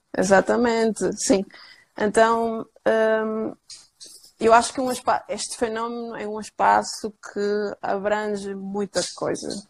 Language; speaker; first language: Portuguese; non-native, fluent; Spanish